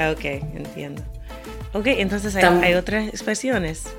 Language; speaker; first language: Spanish; non-native, fluent; English